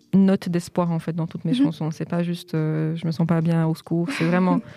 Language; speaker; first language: French; early bilingual, other home language; Portuguese